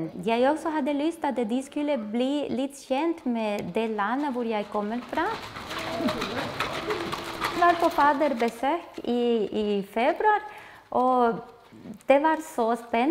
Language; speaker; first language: Norwegian; early bilingual, other home language; Spanish